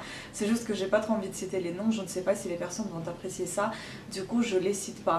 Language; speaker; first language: French; non-native, fluent; Russian